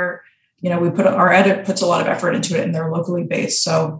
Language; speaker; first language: English; native; English